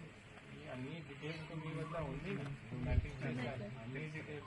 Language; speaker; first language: Telugu; non-native, learner; Hindi